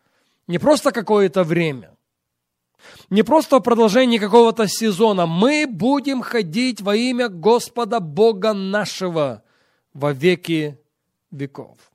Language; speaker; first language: Russian; native; Russian